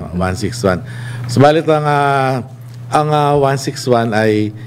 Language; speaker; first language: Filipino; native; Filipino